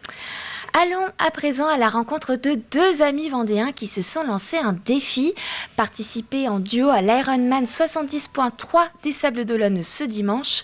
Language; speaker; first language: French; native; French